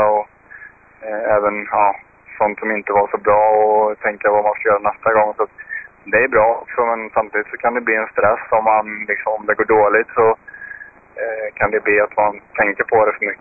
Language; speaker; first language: Swedish; native; Swedish